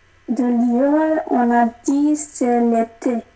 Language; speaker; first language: French; non-native, learner; Arabic